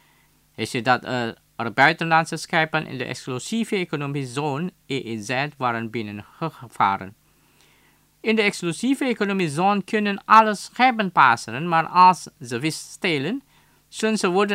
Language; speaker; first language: Dutch; non-native, fluent; Indonesian